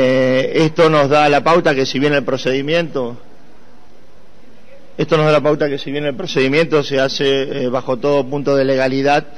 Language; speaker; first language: Spanish; native; Spanish